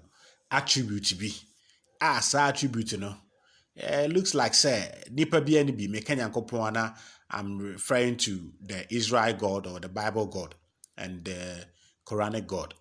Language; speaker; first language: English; non-native, local second language; Akan